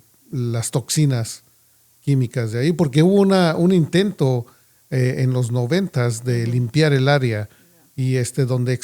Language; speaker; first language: Spanish; native; Spanish